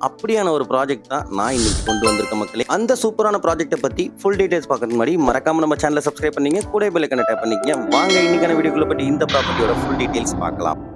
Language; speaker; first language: Tamil; native; Tamil